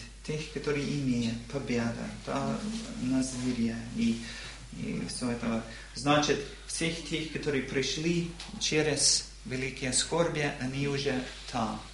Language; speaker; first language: Russian; non-native, learner; English